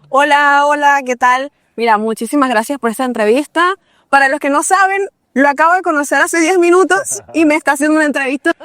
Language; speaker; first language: Spanish; native; Spanish